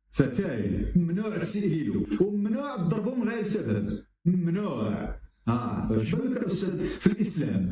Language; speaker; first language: Arabic; native; Arabic